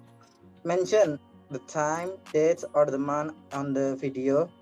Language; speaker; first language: English; non-native, learner; Indonesian